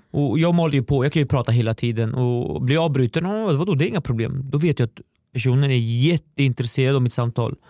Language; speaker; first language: Swedish; early bilingual, other home language; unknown